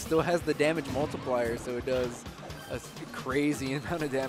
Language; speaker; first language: English; native; English